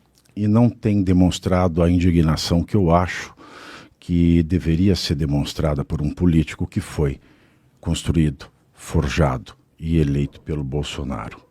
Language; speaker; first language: Portuguese; native; Portuguese